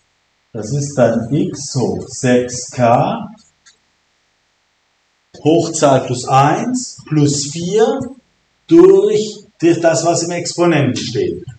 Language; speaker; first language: German; native; German